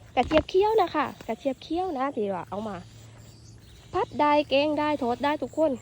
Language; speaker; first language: Thai; non-native, local second language; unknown